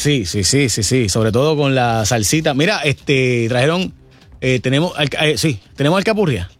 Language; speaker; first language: Spanish; native; Spanish